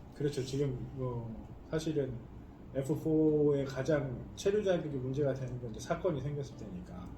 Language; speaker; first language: Korean; native; Korean